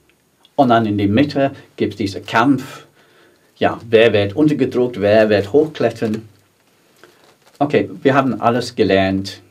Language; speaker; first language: German; non-native, fluent; English